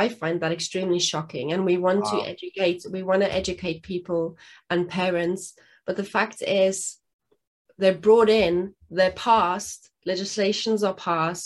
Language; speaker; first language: English; non-native, local second language; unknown